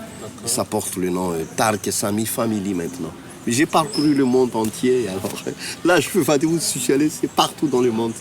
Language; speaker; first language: French; non-native, local second language; Malagasy